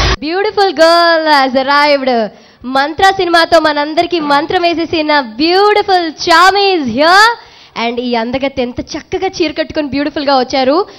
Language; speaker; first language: Telugu; native; Telugu